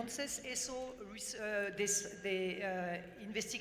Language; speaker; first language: Spanish; non-native, learner; French